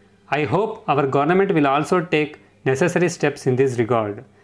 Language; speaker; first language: English; non-native, local second language; Telugu